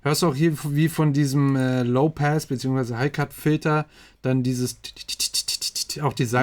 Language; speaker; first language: German; native; German